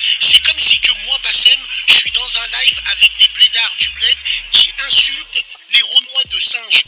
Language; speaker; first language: French; early bilingual, other home language; Arabic